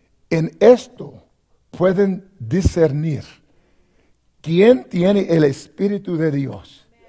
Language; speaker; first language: Spanish; non-native, learner; English